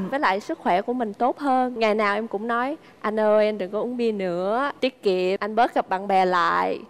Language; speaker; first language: Vietnamese; native; Vietnamese